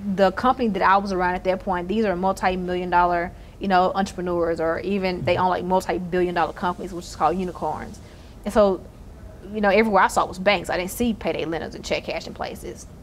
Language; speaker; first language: English; native; English